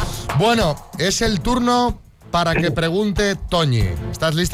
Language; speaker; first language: Spanish; native; Spanish